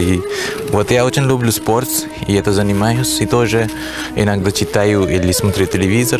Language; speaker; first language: Russian; non-native, learner; Hindi